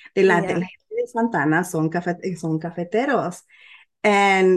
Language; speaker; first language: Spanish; early bilingual, heritage; Spanish